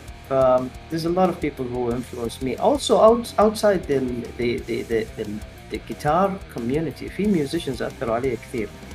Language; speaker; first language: English; non-native, fluent; Arabic